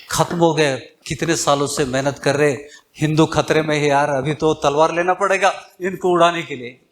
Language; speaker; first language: Hindi; non-native, local second language; Kannada